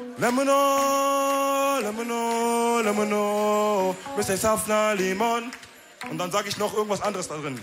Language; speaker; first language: German; early bilingual, other home language; Wolof